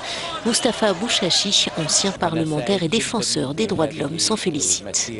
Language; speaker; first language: French; native; French